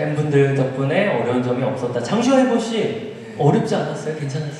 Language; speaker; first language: Korean; native; Korean